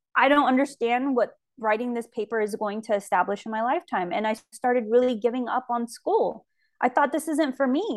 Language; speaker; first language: English; native; English